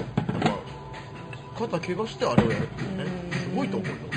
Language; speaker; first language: Japanese; native; Japanese